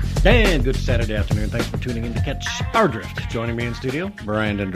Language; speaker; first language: English; native; English